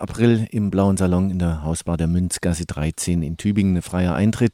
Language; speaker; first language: German; native; German